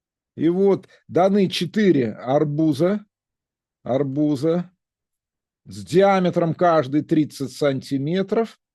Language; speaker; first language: Russian; native; Russian